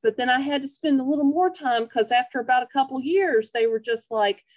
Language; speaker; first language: English; native; English